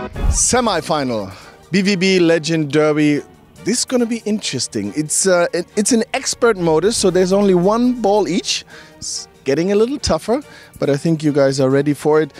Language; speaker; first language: English; non-native, fluent; German